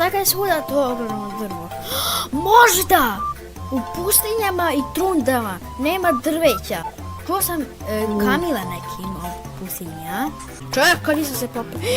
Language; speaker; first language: Bosnian; native; Bosnian